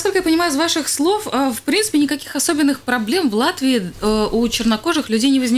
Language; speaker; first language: Russian; native; Russian